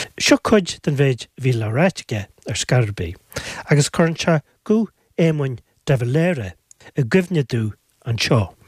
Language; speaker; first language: Irish; native; Irish